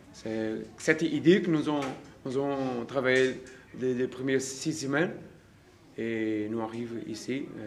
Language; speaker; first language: French; non-native, learner; Portuguese